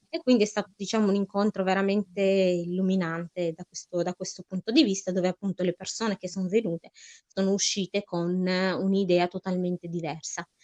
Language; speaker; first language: Italian; early bilingual, other home language; Arabic